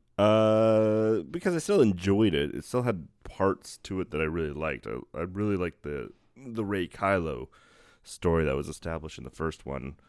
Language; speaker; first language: English; native; English